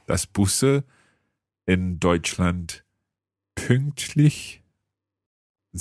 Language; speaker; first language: German; non-native, learner; English